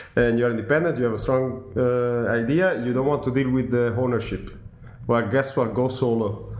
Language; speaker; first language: English; non-native, fluent; Italian